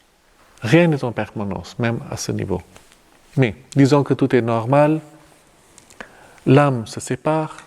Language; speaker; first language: French; non-native, fluent; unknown